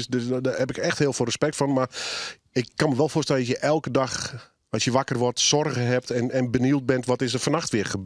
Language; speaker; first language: Dutch; non-native, learner; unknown